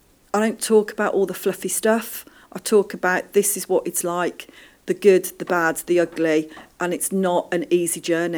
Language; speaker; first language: English; native; English